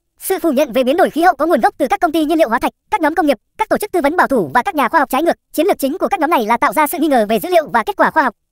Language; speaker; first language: Vietnamese; native; Vietnamese